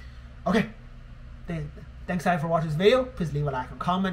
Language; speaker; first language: English; non-native, fluent; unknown